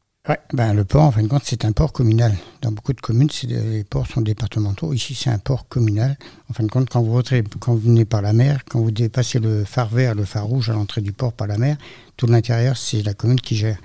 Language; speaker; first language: French; native; French